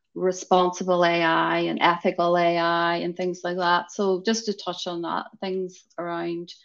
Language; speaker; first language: English; native; English